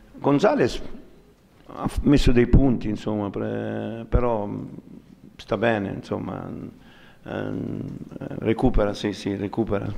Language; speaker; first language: Italian; native; Italian